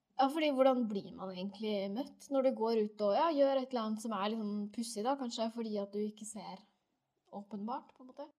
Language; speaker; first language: Norwegian; native; Norwegian